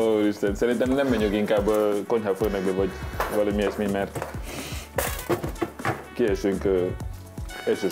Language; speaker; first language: Hungarian; non-native, learner; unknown